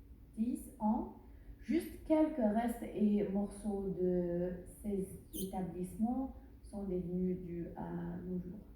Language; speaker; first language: French; non-native, learner; Arabic